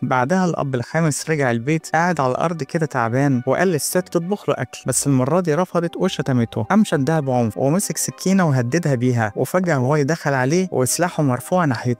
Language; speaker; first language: Arabic; native; Arabic